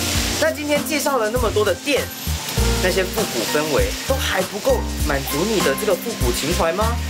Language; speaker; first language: Chinese; native; Chinese